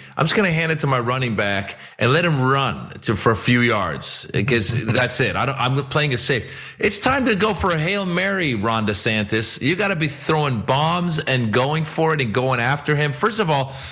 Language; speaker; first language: English; non-native, fluent; Persian